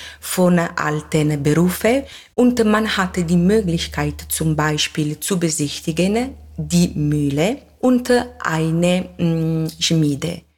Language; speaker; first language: German; non-native, fluent; Italian